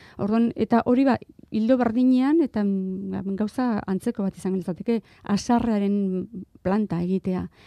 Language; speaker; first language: Basque; non-native, local second language; Spanish